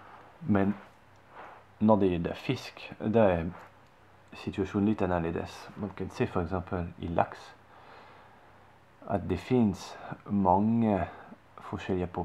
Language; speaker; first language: Norwegian; non-native, fluent; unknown